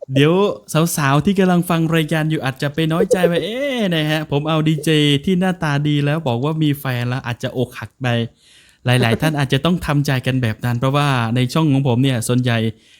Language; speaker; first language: Thai; non-native, local second language; Northern Khmer